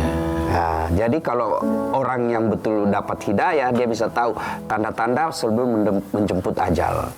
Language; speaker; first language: Indonesian; native; Indonesian